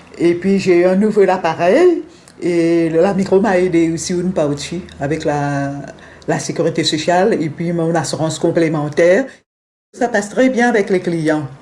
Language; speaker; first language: French; non-native, local second language; Morisyen